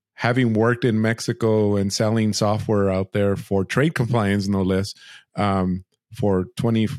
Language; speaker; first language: English; early bilingual, other home language; Spanish